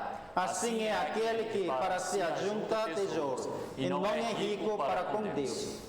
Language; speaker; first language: Portuguese; non-native, learner; Korean